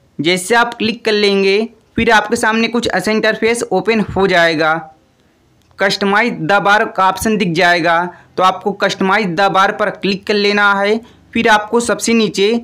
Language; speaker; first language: Hindi; native; Hindi